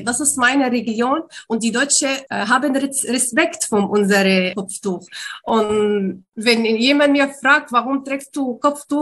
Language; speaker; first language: German; non-native, learner; Arabic